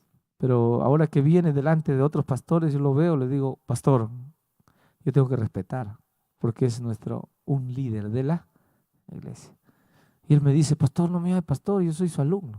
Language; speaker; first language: Spanish; native; Spanish